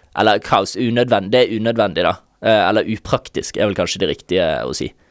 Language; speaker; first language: Norwegian; native; Norwegian